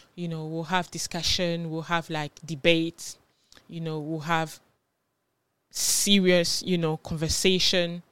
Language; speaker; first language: English; non-native, fluent; French